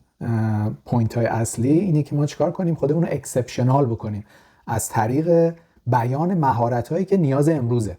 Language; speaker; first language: Persian; native; Persian